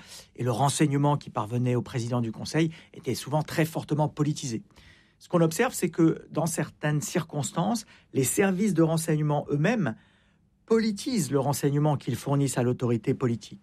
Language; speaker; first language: French; native; French